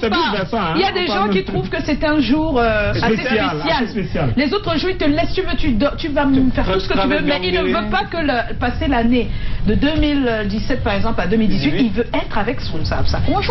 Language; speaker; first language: French; native; French